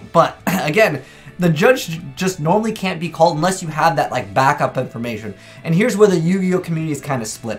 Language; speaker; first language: English; native; English